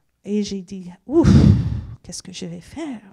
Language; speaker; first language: French; non-native, fluent; English